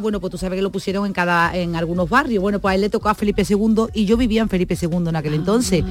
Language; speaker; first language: Spanish; native; Spanish